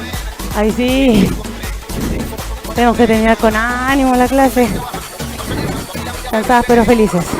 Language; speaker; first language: Spanish; native; Spanish